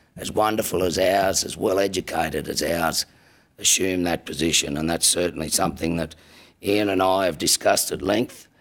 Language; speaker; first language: English; native; English